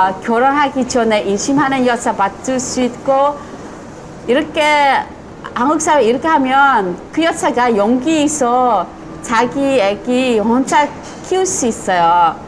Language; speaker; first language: Korean; early bilingual, heritage; Korean